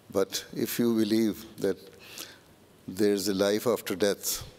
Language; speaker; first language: English; non-native, local second language; Urdu